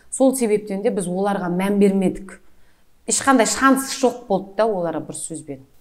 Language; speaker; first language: Kazakh; native; Kazakh